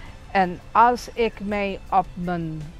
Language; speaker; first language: Dutch; non-native, local second language; Papiamento